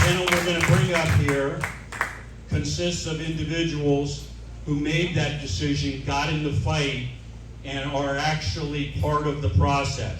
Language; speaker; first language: English; native; English